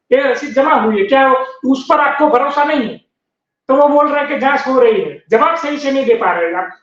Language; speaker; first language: Hindi; non-native, local second language; Gujarati